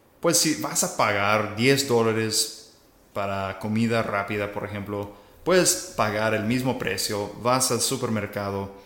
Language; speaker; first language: Spanish; non-native, fluent; English